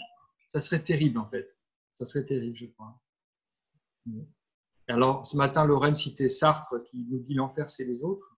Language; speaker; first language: French; native; French